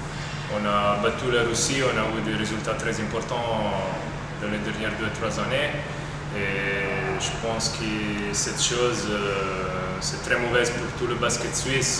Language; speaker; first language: French; non-native, fluent; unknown